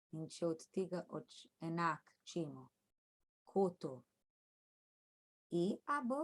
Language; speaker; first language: Slovenian; native; Slovenian